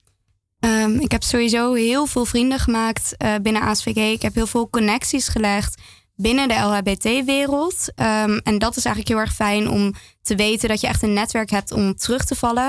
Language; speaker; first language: Dutch; native; Dutch